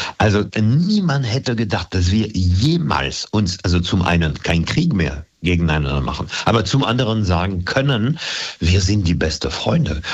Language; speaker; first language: German; non-native, fluent; French